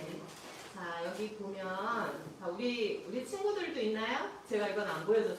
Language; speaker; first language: Korean; native; Korean